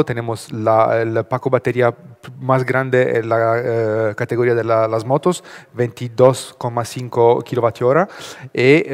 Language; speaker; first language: Spanish; non-native, learner; Italian